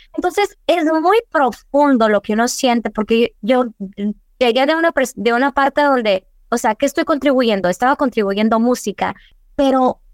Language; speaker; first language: Spanish; early bilingual, heritage; Spanish